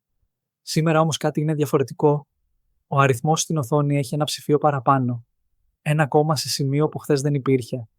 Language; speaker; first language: Greek; native; Greek